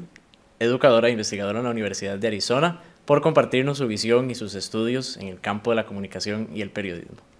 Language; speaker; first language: Spanish; native; Spanish